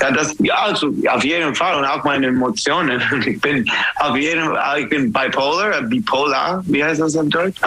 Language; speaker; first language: German; non-native, learner; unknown